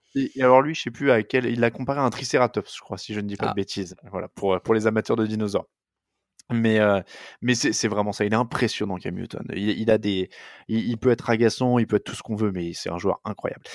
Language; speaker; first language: French; native; French